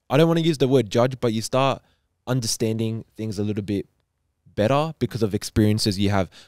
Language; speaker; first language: English; native; English